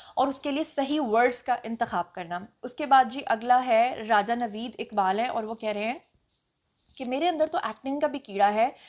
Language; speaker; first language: Urdu; non-native, local second language; Punjabi